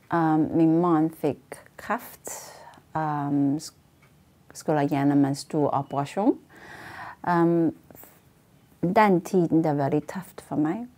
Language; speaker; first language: Norwegian; non-native, fluent; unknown